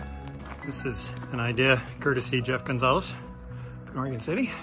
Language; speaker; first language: English; native; English